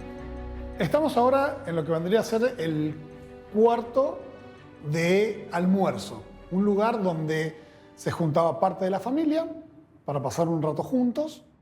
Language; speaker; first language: Spanish; native; Spanish